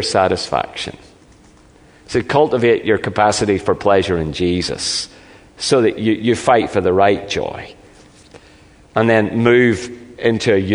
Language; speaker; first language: English; native; English